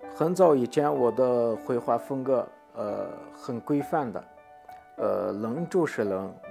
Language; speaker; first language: Chinese; native; Chinese